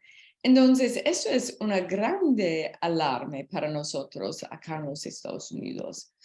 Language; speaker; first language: Spanish; non-native, learner; English